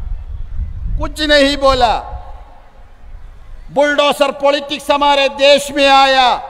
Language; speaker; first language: Hindi; non-native, local second language; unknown